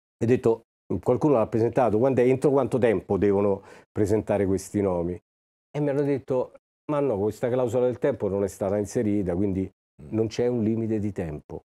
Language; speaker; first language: Italian; native; Italian